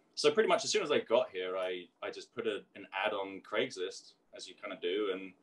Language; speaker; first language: English; native; English